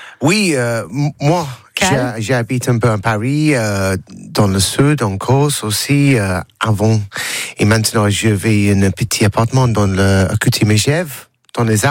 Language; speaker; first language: French; non-native, learner; English